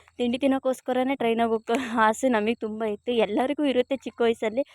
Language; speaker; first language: Kannada; native; Kannada